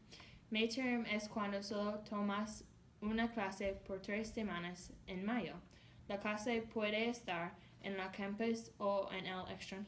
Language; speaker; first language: Spanish; non-native, learner; English